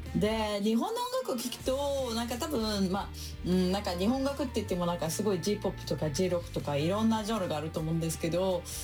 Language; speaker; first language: Japanese; non-native, fluent; French